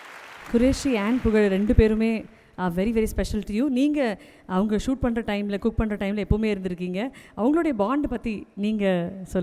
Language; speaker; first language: Tamil; native; Tamil